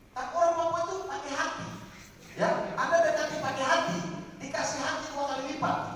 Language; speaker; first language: Indonesian; native; Indonesian